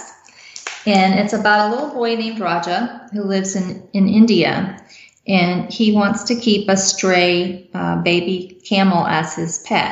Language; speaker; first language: English; native; English